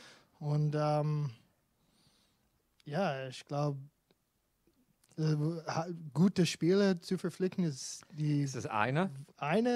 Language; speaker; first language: German; non-native, fluent; English